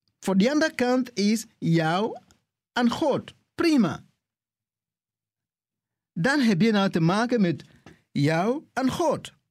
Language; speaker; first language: Dutch; non-native, fluent; English